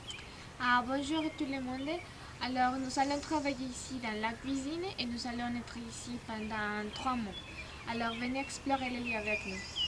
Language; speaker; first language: French; non-native, learner; Spanish